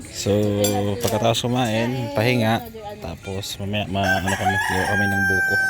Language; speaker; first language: Filipino; non-native, local second language; Hiligaynon